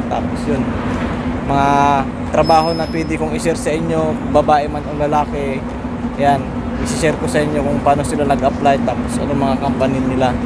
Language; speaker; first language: Filipino; native; Filipino